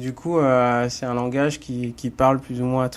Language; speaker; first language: French; native; French